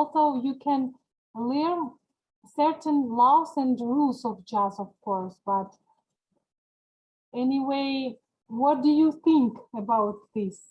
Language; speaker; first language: English; non-native, learner; Georgian